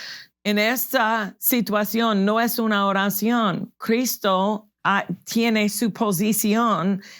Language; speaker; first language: Spanish; non-native, fluent; English